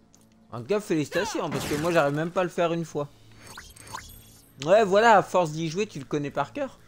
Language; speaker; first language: French; native; French